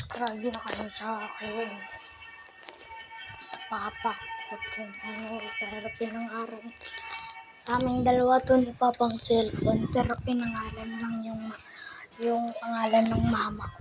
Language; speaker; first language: Filipino; native; Filipino